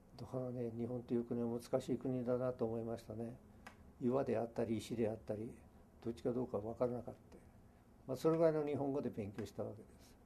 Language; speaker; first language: Japanese; early bilingual, heritage; Japanese